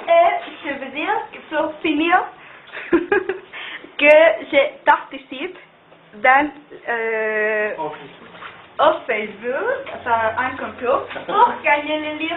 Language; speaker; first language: French; non-native, learner; Spanish